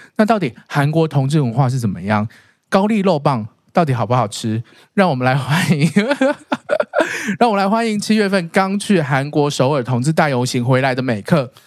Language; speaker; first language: Chinese; native; Chinese